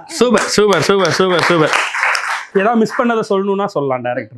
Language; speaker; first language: Tamil; native; Tamil